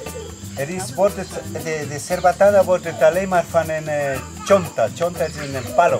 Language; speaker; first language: Dutch; non-native, fluent; Spanish